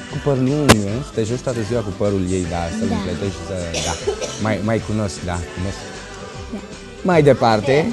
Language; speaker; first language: Romanian; native; Romanian